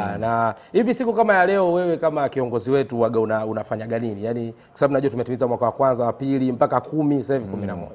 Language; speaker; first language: Swahili; native; Swahili